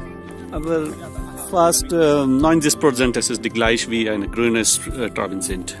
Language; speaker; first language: German; non-native, learner; Marathi